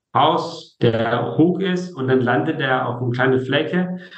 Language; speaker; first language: German; non-native, fluent; Danish